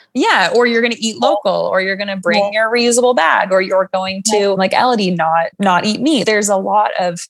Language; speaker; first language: English; native; English